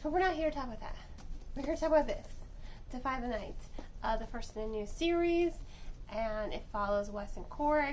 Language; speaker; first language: English; native; English